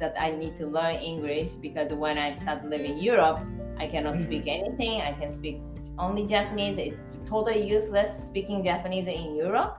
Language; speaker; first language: English; non-native, fluent; Japanese